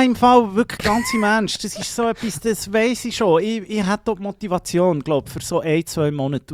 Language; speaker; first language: German; native; German